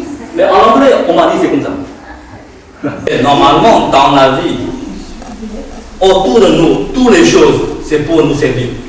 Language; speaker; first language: French; non-native, fluent; Chinese